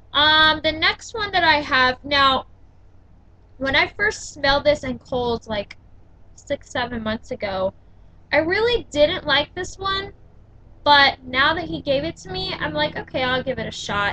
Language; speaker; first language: English; native; English